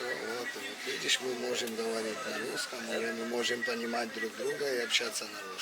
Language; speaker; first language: Russian; non-native, fluent; Georgian